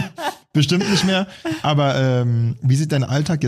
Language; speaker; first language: German; native; German